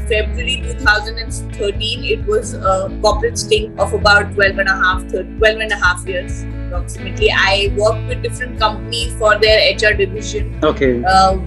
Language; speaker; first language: English; non-native, local second language; Hindi